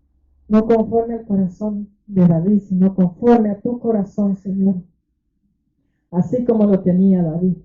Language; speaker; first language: Spanish; native; Spanish